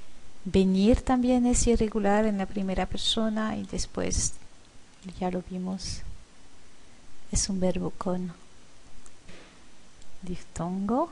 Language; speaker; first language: Spanish; non-native, fluent; French